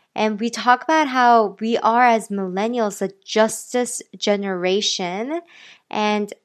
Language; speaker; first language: English; native; English